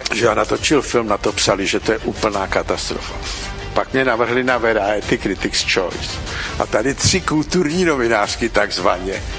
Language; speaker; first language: Czech; native; Czech